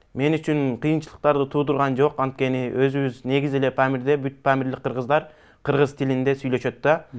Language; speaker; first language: Kyrgyz; early bilingual, heritage; Kyrgyz